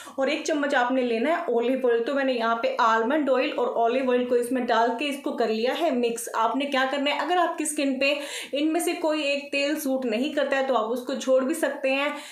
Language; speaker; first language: Hindi; native; Hindi